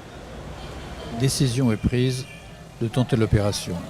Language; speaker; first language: French; native; French